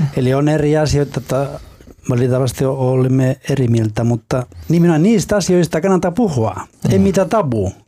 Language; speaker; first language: Finnish; non-native, fluent; Spanish